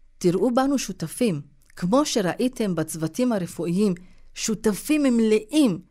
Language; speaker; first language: Hebrew; non-native, local second language; Arabic